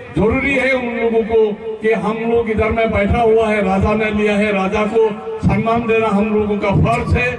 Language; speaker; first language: Hindi; non-native, local second language; Assamese